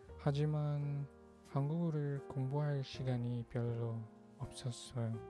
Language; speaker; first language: Korean; non-native, learner; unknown